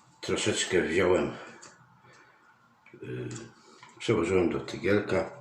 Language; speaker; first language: Polish; native; Polish